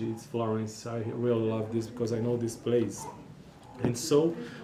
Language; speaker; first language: English; non-native, learner; Portuguese